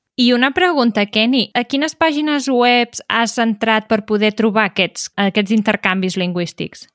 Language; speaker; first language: Catalan; native; Catalan